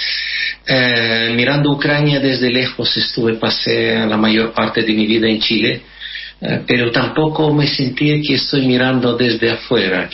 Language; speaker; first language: Spanish; non-native, fluent; Russian